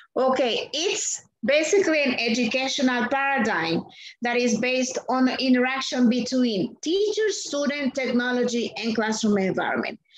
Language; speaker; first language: English; non-native, fluent; Spanish